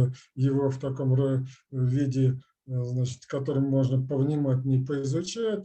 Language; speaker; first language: Russian; native; Russian